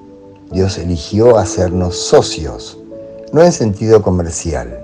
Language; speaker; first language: Spanish; native; Spanish